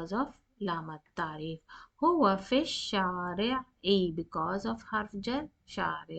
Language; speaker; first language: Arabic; non-native, fluent; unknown